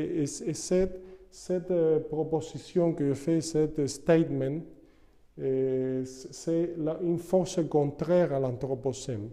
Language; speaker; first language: French; non-native, fluent; Spanish